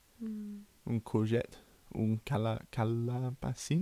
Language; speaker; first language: Spanish; non-native, fluent; English